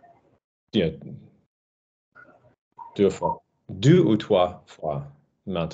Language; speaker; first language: French; non-native, learner; English